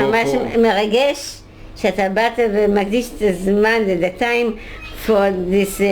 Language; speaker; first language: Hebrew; non-native, fluent; Dutch